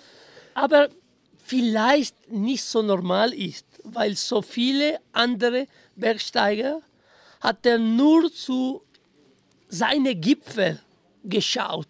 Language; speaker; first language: German; non-native, fluent; Italian